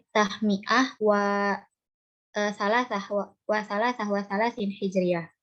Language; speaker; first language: Arabic; non-native, learner; Indonesian